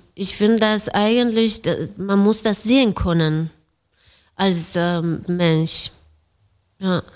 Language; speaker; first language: German; non-native, fluent; Persian